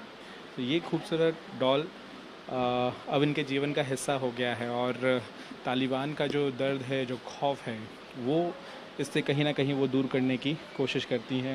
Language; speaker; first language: Hindi; native; Hindi